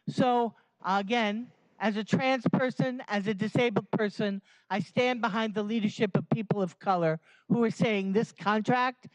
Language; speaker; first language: English; native; English